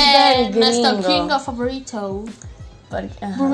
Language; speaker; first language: Spanish; native; Spanish